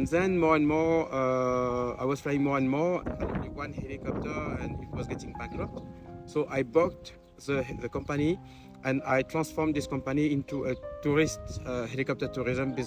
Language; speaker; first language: English; non-native, fluent; French